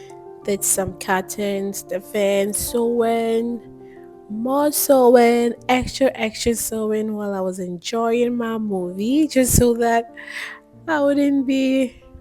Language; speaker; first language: English; non-native, local second language; Akan